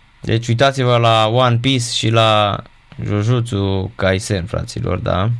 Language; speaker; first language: Romanian; native; Romanian